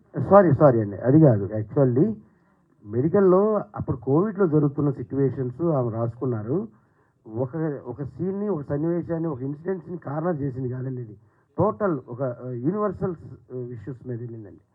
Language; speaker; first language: Telugu; native; Telugu